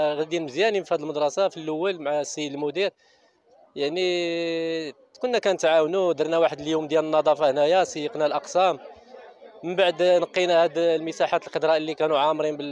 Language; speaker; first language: Arabic; native; Arabic